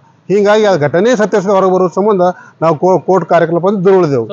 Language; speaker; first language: Kannada; native; Kannada